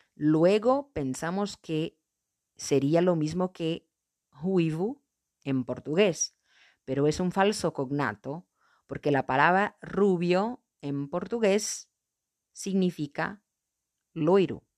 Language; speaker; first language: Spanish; non-native, fluent; Portuguese